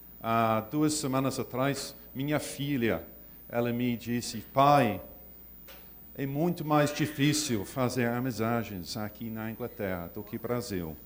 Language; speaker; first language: Portuguese; non-native, learner; English